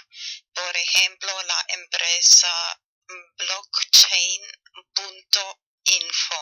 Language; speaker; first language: Spanish; non-native, fluent; German